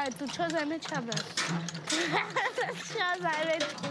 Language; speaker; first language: French; non-native, learner; Romanian